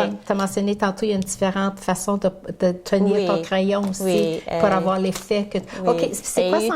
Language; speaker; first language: French; native; French